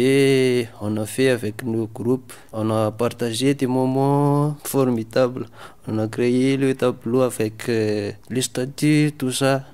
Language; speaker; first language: French; non-native, local second language; Malagasy